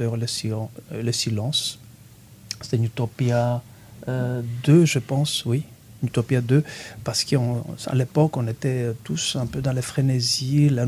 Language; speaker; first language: French; non-native, fluent; Greek